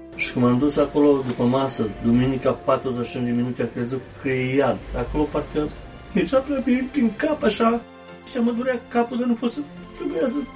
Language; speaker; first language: Romanian; native; Romanian